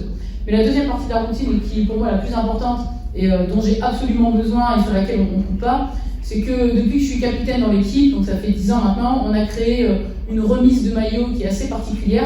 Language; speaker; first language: French; native; French